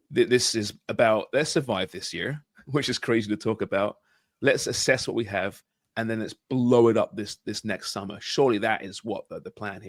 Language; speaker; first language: English; native; English